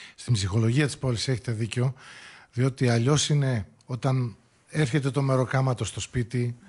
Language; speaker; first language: Greek; native; Greek